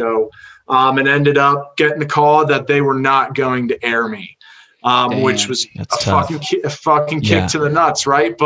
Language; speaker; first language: English; native; English